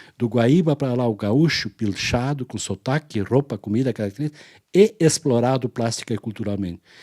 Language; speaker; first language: Portuguese; non-native, local second language; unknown